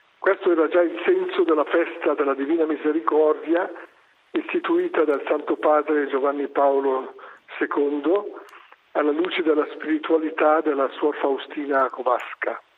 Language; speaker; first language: Italian; native; Italian